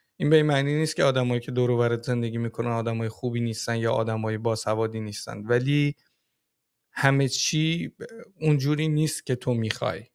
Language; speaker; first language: Persian; native; Persian